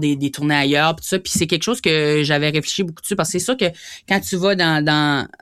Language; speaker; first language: French; native; French